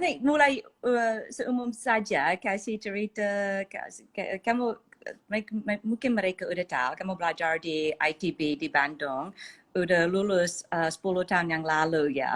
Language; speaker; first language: Indonesian; non-native, fluent; English